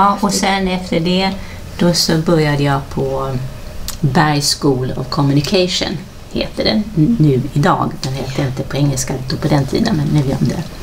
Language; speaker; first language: Swedish; native; Swedish